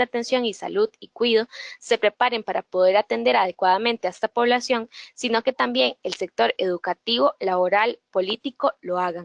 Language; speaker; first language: Spanish; native; Spanish